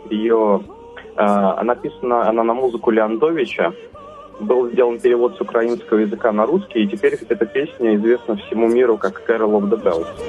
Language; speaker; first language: Russian; native; Russian